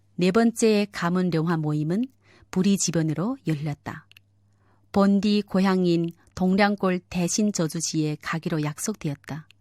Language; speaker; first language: Korean; native; Korean